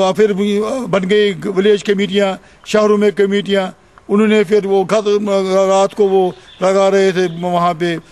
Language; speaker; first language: Urdu; non-native, local second language; Kashmiri